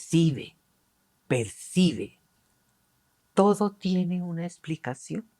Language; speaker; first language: Spanish; native; Spanish